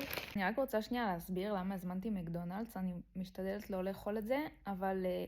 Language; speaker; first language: Hebrew; native; Hebrew